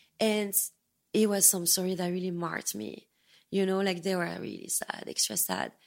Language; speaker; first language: English; non-native, fluent; French